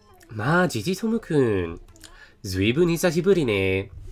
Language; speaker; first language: Japanese; non-native, learner; English